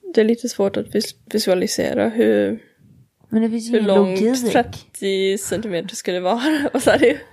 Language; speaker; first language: Swedish; non-native, fluent; English